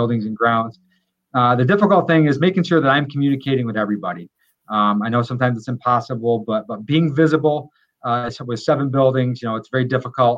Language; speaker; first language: English; native; English